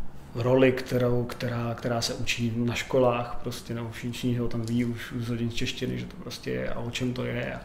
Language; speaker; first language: Czech; native; Czech